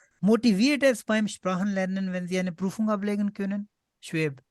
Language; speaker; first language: German; non-native, fluent; Urdu